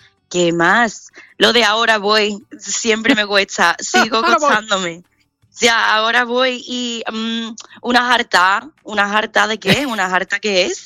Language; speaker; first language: Spanish; non-native, fluent; English